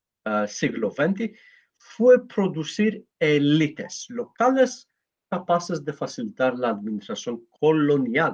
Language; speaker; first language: Spanish; non-native, learner; Greek